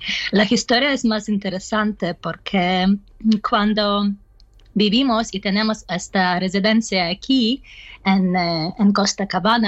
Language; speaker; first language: Spanish; non-native, learner; Ukrainian